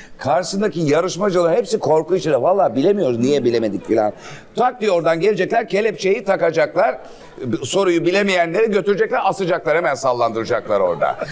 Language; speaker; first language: Turkish; native; Turkish